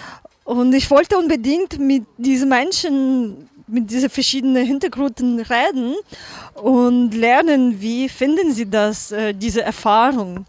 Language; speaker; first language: German; non-native, learner; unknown